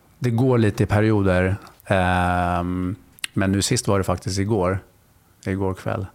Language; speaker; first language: Swedish; native; Swedish